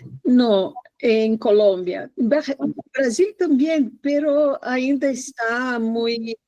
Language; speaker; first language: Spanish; non-native, fluent; Portuguese